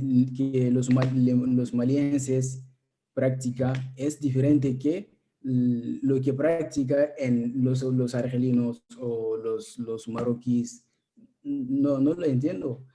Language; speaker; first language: Spanish; non-native, learner; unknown